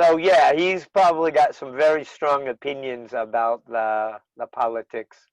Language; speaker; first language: English; native; English